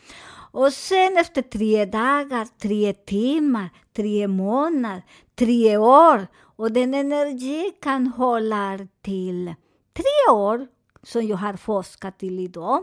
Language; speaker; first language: Swedish; non-native, fluent; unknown